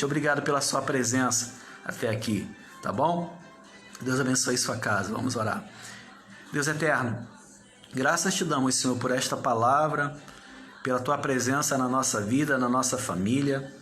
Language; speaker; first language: Portuguese; native; Portuguese